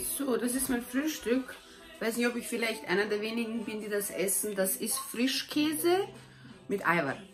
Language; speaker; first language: German; early bilingual, heritage; German